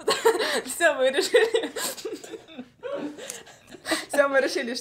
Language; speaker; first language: Russian; early bilingual, heritage; Russian